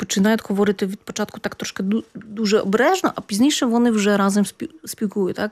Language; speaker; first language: Ukrainian; non-native, fluent; Polish